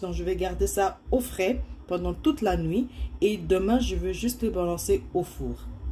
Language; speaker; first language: French; non-native, local second language; Lingala